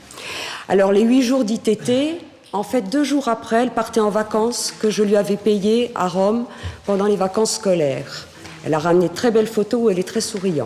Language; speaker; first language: French; native; French